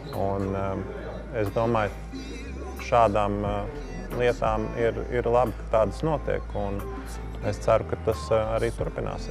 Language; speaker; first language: Latvian; native; Latvian